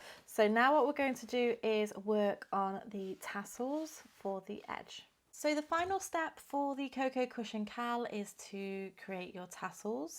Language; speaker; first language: English; native; English